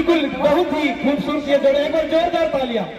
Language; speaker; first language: Hindi; native; Hindi